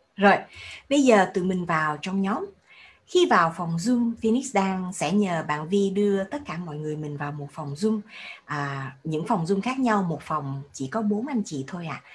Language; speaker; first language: Vietnamese; early bilingual, heritage; Vietnamese